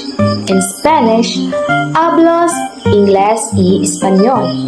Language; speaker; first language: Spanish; non-native, learner; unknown